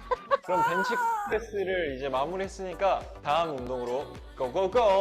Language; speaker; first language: Korean; native; Korean